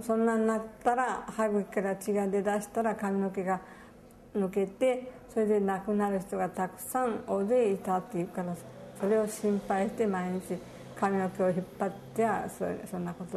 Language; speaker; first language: Japanese; native; Japanese